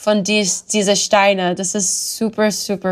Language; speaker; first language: German; non-native, learner; English